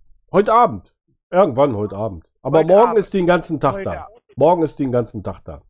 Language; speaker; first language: German; native; German